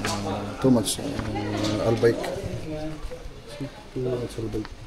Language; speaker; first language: English; non-native, local second language; Filipino